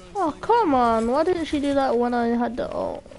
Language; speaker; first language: English; native; English